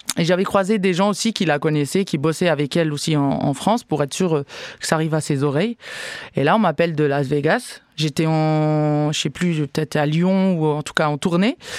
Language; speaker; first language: French; non-native, local second language; Arabic